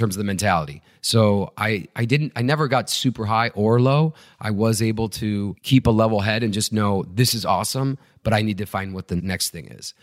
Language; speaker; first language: English; native; English